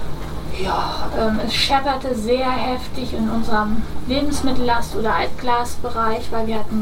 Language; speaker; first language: German; native; German